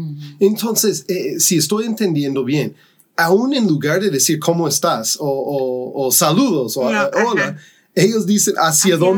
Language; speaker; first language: Spanish; non-native, fluent; English